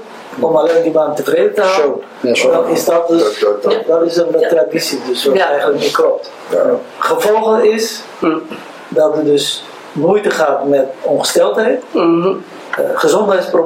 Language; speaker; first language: Dutch; early bilingual, other home language; Somali